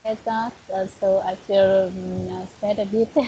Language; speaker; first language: English; non-native, learner; Vietnamese